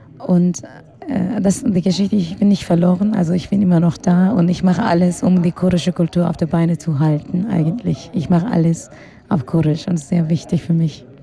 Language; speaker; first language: German; non-native, fluent; Kurdish